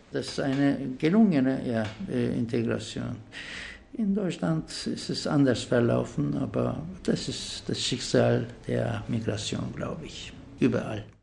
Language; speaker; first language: German; non-native, fluent; Turkish